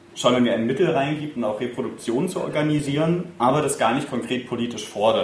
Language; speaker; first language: German; native; German